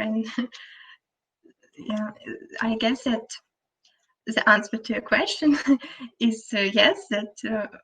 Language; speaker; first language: English; non-native, fluent; Russian